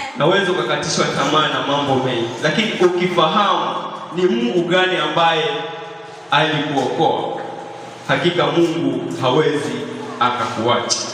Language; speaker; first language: Swahili; non-native, local second language; Kamba